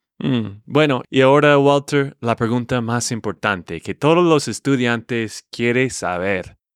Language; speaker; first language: Spanish; non-native, learner; English